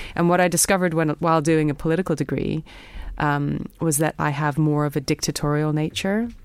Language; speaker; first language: English; native; English